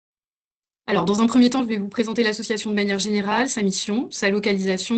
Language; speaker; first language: French; native; French